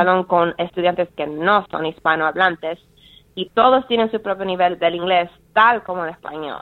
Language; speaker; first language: Spanish; non-native, fluent; English